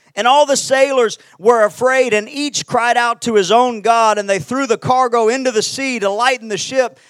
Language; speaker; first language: English; native; English